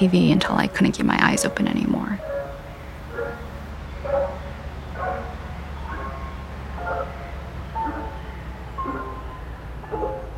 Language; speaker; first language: English; native; English